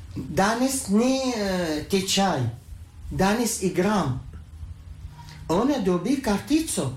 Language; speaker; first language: Slovenian; non-native, learner; Arabic